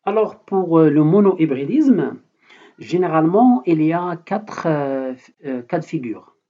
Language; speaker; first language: French; non-native, local second language; Arabic